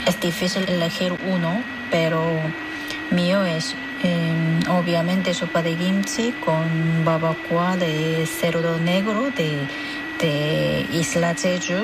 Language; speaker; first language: Spanish; non-native, fluent; Korean